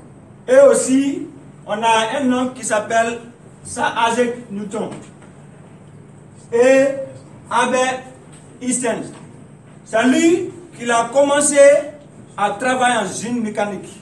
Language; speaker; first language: French; non-native, learner; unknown